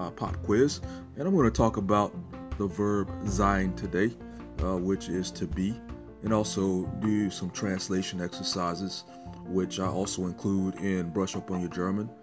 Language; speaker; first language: English; native; English